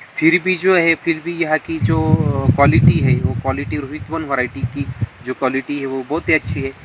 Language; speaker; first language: Hindi; non-native, local second language; Marathi